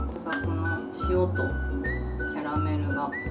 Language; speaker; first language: Japanese; native; Japanese